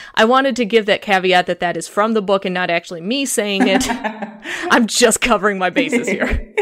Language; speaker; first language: English; native; English